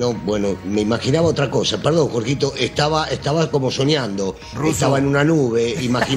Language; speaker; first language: Spanish; native; Spanish